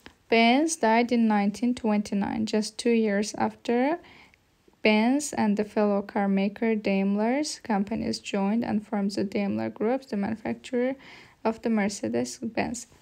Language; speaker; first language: English; non-native, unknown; Azerbaijani